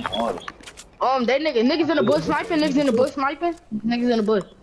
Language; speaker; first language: English; native; English